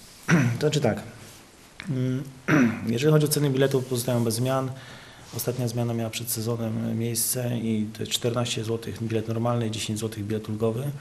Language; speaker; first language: Polish; native; Polish